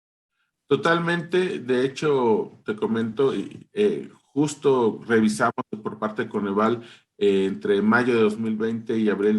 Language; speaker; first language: Spanish; native; Spanish